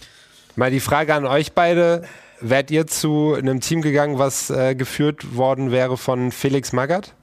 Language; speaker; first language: German; native; German